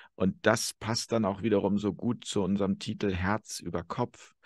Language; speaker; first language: German; native; German